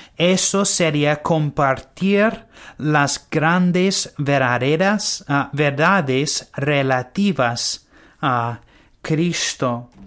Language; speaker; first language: Spanish; non-native, learner; English